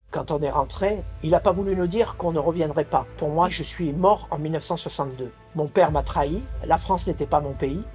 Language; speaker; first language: French; native; French